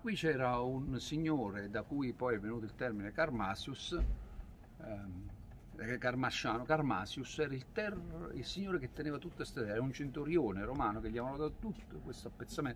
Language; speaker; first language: Italian; native; Italian